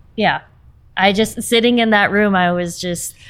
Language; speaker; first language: English; early bilingual, other home language; Portuguese